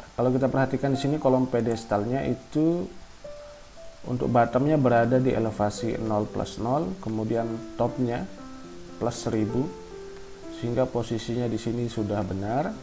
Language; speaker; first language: Indonesian; native; Indonesian